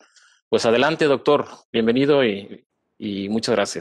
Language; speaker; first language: Spanish; native; Spanish